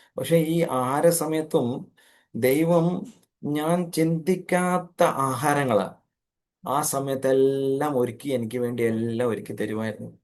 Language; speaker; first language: Malayalam; native; Malayalam